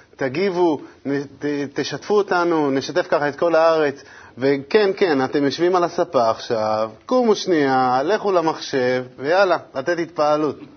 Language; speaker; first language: Hebrew; native; Hebrew